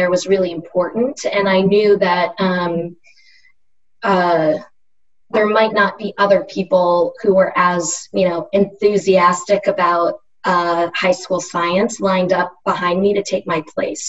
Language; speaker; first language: English; native; English